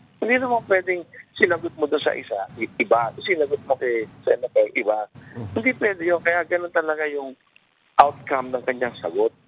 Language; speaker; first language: Filipino; native; Filipino